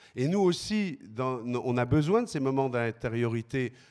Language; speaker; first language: French; native; French